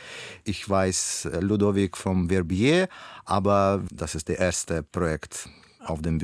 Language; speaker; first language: German; non-native, learner; Russian